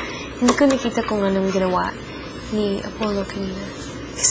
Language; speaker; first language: Filipino; early bilingual, heritage; English